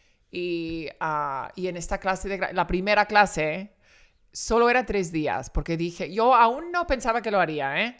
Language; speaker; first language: Spanish; early bilingual, heritage; Spanish